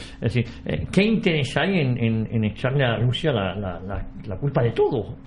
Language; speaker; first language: Spanish; native; Spanish